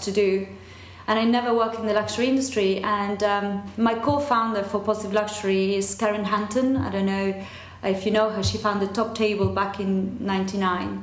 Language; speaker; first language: English; non-native, fluent; Spanish